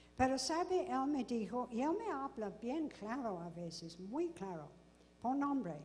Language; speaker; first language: Spanish; non-native, fluent; English